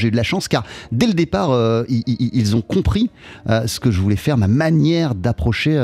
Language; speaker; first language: French; native; French